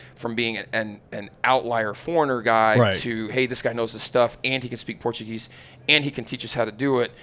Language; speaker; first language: English; native; English